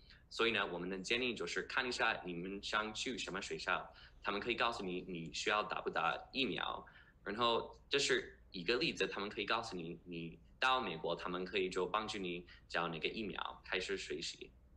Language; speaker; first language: Chinese; non-native, fluent; English